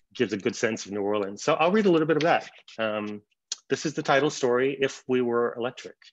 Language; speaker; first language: English; native; English